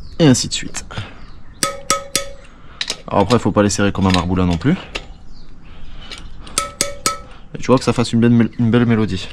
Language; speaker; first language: French; native; French